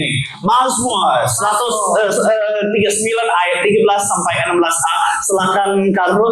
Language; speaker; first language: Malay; non-native, learner; English